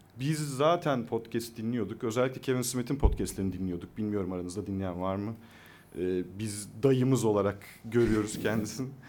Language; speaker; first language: Turkish; native; Turkish